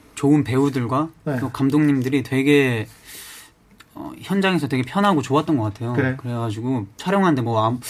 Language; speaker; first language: Korean; native; Korean